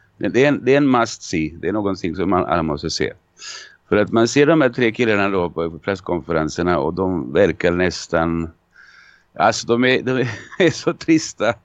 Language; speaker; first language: Swedish; non-native, fluent; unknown